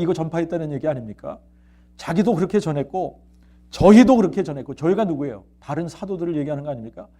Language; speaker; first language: Korean; native; Korean